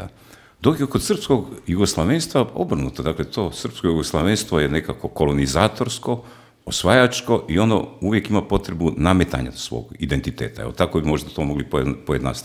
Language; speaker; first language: Croatian; native; Croatian